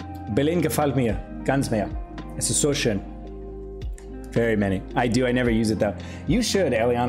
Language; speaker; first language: German; non-native, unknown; English